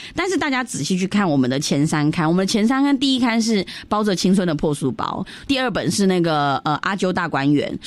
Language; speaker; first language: Chinese; early bilingual, other home language; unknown